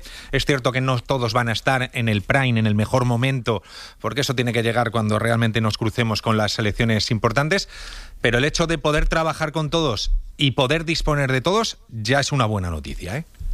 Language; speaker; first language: Spanish; native; Spanish